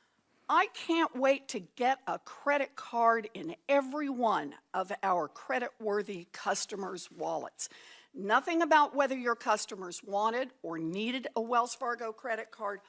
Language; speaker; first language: English; native; English